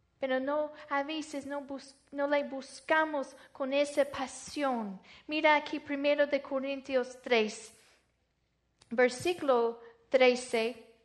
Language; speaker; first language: Spanish; non-native, fluent; English